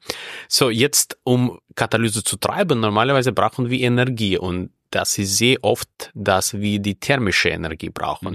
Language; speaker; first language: German; non-native, fluent; Russian